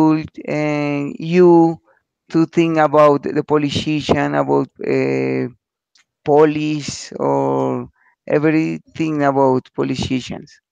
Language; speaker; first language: English; non-native, learner; Spanish